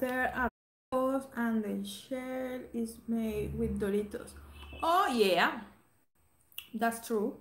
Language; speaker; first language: English; non-native, learner; Spanish